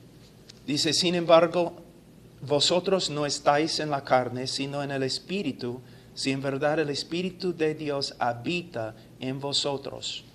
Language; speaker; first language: Spanish; non-native, fluent; English